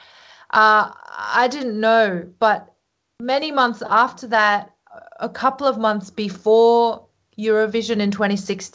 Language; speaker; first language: English; early bilingual, other home language; Korean